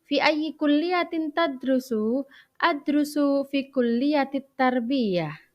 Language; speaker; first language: Arabic; non-native, fluent; Indonesian